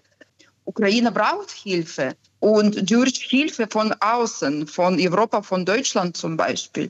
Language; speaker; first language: German; non-native, fluent; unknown